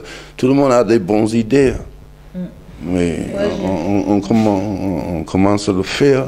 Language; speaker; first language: French; non-native, learner; English